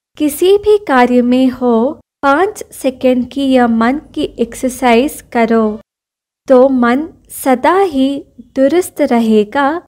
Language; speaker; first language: Hindi; non-native, local second language; Kannada